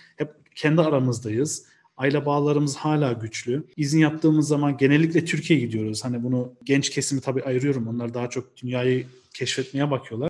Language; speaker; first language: Turkish; early bilingual, heritage; Turkish